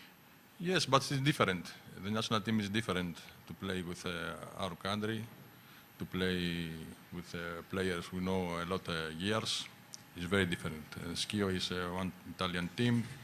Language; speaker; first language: English; non-native, learner; Greek